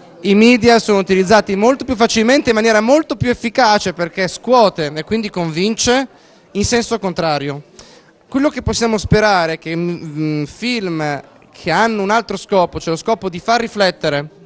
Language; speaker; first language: Italian; native; Italian